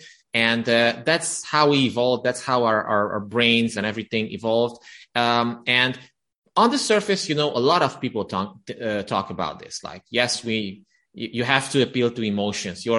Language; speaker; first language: English; non-native, fluent; Romanian